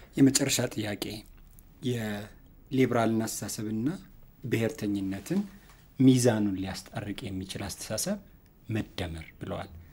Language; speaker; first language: Amharic; native; Amharic